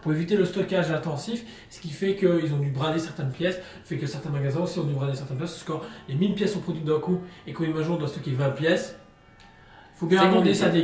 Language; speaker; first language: French; native; French